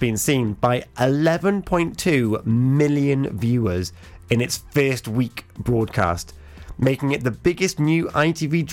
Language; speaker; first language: English; native; English